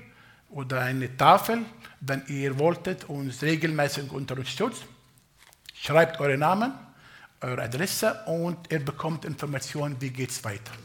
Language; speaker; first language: German; non-native, fluent; Arabic